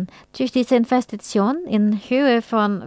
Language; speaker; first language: German; non-native, fluent; Indonesian